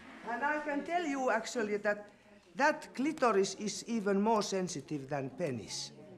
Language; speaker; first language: English; non-native, fluent; Finnish